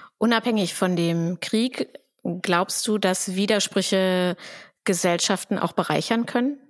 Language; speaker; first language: German; native; German